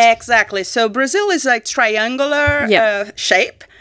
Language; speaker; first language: English; non-native, fluent; Portuguese